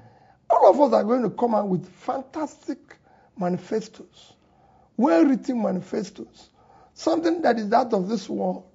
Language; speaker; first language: English; non-native, local second language; Igbo